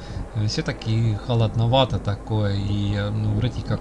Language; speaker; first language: Russian; non-native, local second language; Estonian